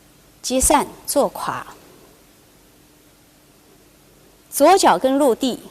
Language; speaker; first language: Chinese; native; Chinese